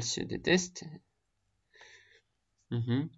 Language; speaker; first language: French; non-native, fluent; Russian